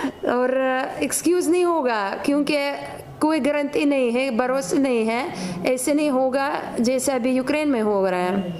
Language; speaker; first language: Hindi; non-native, fluent; Ukrainian